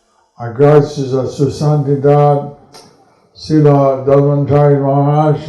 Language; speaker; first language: Spanish; non-native, learner; English